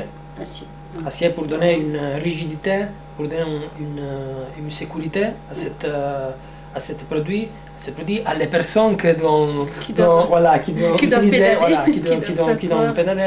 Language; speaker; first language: French; non-native, fluent; Italian